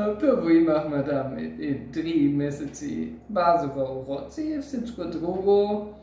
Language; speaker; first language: Bulgarian; non-native, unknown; German